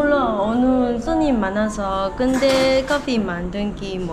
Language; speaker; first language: Korean; non-native, learner; Vietnamese